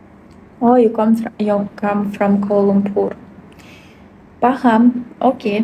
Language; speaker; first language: English; non-native, learner; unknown